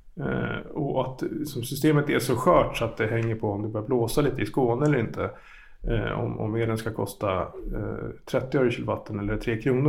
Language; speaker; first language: Swedish; native; Swedish